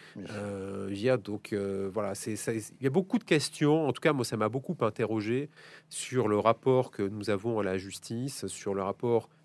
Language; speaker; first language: French; native; French